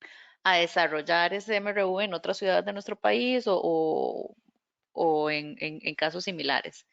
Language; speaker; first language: Spanish; native; Spanish